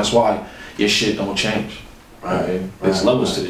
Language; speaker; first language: English; native; English